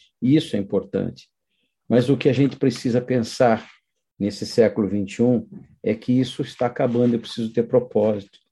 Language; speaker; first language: Portuguese; native; Portuguese